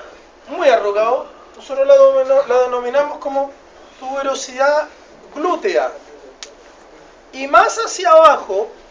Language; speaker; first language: Spanish; native; Spanish